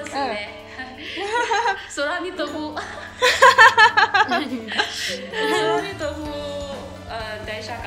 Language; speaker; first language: Japanese; non-native, fluent; Burmese